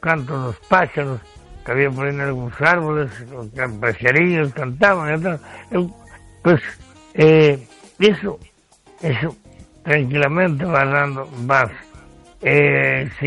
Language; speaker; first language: Spanish; native; Spanish